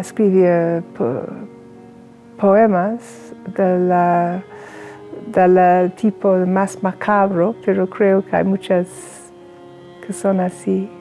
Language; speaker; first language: Spanish; non-native, fluent; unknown